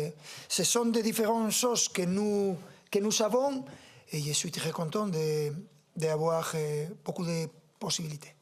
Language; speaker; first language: French; non-native, fluent; Spanish